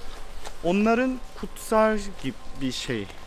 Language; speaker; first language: Turkish; non-native, fluent; Korean